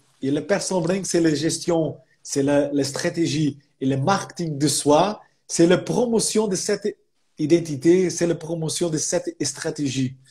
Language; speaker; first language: French; non-native, fluent; Portuguese